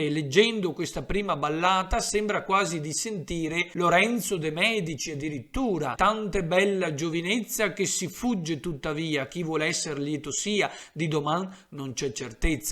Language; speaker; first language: Italian; native; Italian